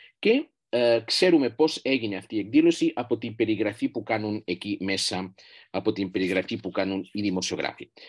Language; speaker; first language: Greek; non-native, fluent; Catalan